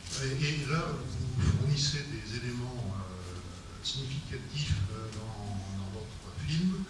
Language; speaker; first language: French; native; French